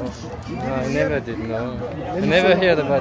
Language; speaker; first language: English; non-native, learner; French